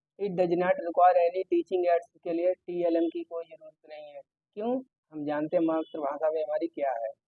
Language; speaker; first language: Hindi; native; Hindi